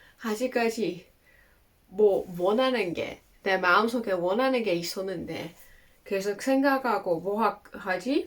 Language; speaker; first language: Korean; non-native, fluent; Dutch